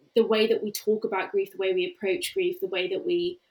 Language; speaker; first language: English; native; English